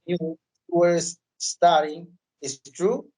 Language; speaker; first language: English; non-native, learner; Spanish